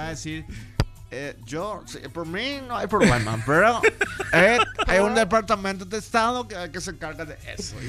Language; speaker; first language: Spanish; native; Spanish